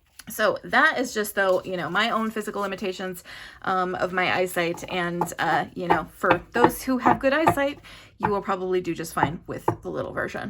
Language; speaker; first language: English; native; English